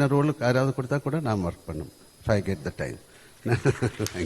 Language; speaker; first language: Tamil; non-native, learner; Malayalam